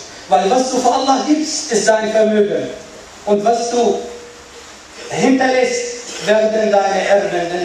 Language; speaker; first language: German; non-native, fluent; Arabic